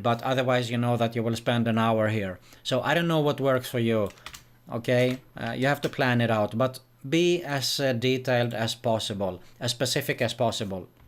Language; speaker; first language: English; non-native, fluent; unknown